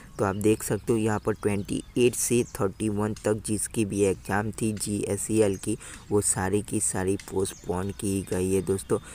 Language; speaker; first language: Hindi; non-native, local second language; Gujarati